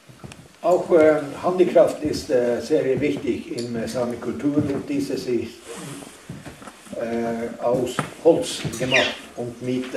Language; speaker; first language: German; non-native, learner; Northern Sami